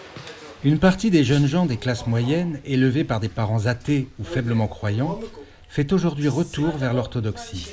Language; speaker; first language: French; native; French